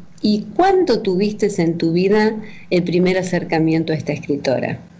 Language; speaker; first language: Spanish; native; Spanish